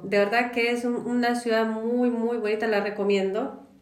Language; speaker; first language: Spanish; non-native, fluent; Polish